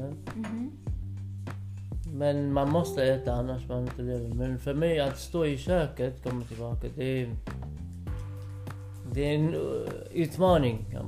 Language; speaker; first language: Swedish; non-native, fluent; Kurdish